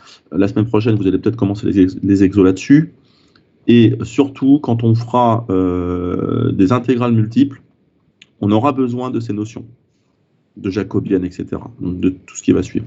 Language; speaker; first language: French; native; French